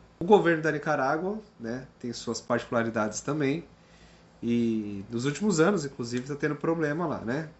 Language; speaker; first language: Portuguese; native; Portuguese